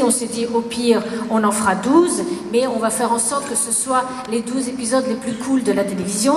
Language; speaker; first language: French; native; French